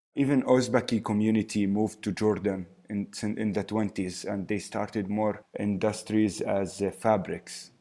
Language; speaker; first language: English; early bilingual, other home language; Arabic